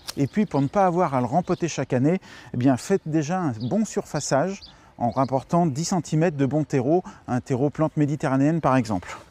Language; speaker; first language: French; native; French